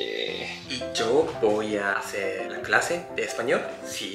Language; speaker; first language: Spanish; non-native, learner; Japanese